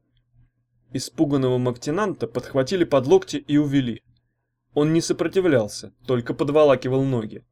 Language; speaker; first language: Russian; native; Russian